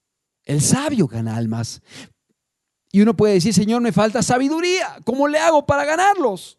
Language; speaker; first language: Spanish; native; Spanish